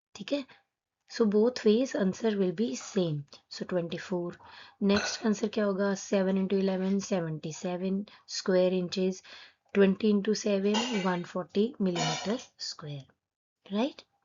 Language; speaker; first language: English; non-native, local second language; Hindi